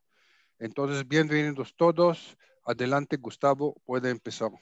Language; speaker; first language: Spanish; non-native, fluent; Hebrew